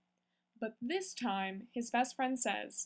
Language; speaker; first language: English; native; English